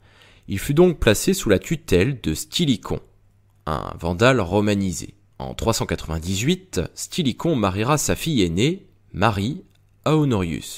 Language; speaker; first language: French; native; French